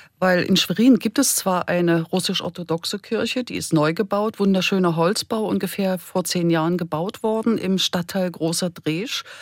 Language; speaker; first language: German; native; German